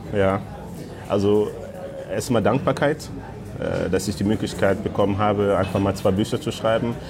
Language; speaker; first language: German; early bilingual, other home language; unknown